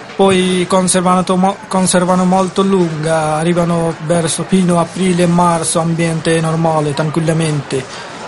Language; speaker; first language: Italian; non-native, learner; Bangla